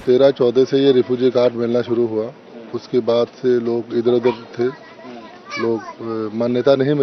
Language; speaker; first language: Hindi; non-native, fluent; Rohingya